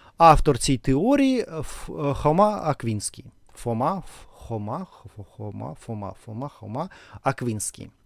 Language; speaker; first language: Ukrainian; non-native, local second language; Russian